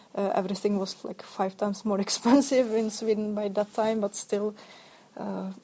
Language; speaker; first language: English; non-native, fluent; Czech